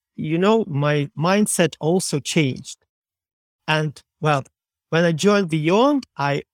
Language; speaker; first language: English; non-native, learner; Ukrainian